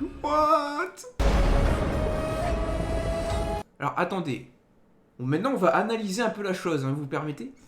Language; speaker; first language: French; native; French